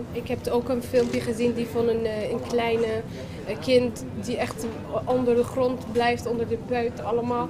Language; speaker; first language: Dutch; non-native, local second language; Papiamento